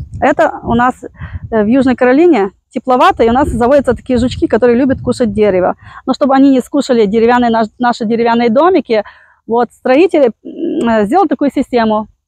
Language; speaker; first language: Russian; native; Russian